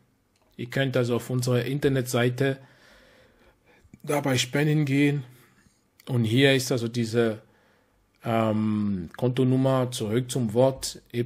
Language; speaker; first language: German; non-native, fluent; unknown